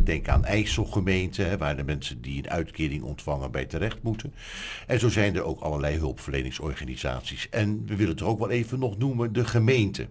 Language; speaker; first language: Dutch; native; Dutch